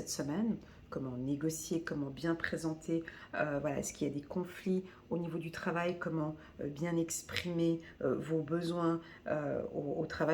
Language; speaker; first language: French; native; French